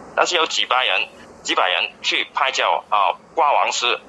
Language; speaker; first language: Chinese; non-native, fluent; Cantonese